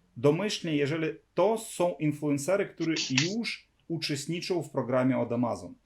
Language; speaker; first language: Polish; non-native, fluent; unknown